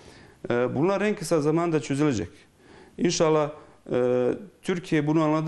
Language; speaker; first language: Turkish; non-native, fluent; Bosnian